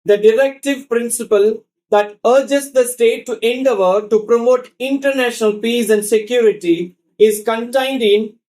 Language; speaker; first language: English; non-native, local second language; Tamil